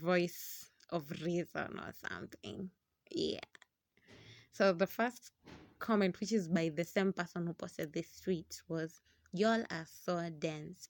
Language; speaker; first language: English; non-native, local second language; Swahili